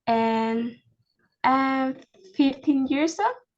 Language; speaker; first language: English; non-native, learner; Vietnamese